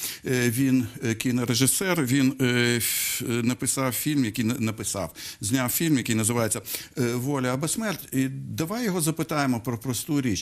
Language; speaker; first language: Ukrainian; native; Ukrainian